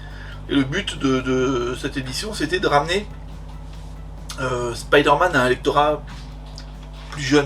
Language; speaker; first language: French; native; French